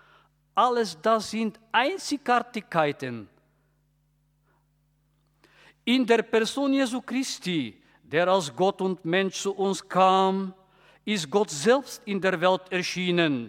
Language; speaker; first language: German; non-native, fluent; Bulgarian